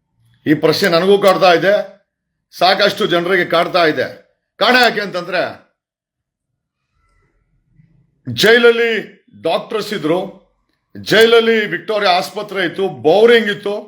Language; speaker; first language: Kannada; native; Kannada